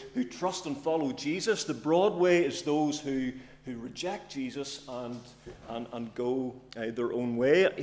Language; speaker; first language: English; native; English